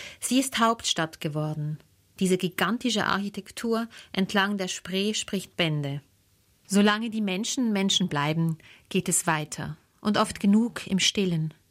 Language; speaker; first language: German; native; German